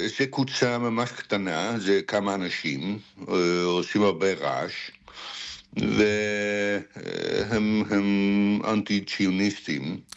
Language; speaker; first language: Hebrew; non-native, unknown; Dutch